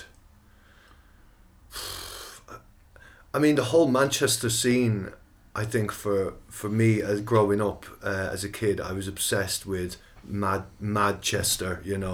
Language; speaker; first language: English; native; English